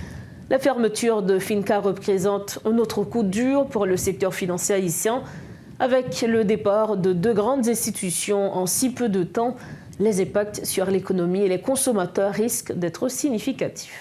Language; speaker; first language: French; non-native, local second language; Haitian Creole